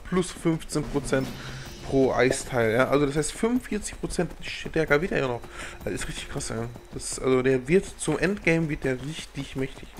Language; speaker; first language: German; native; German